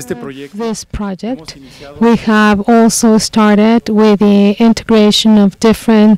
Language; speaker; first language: English; non-native, fluent; Spanish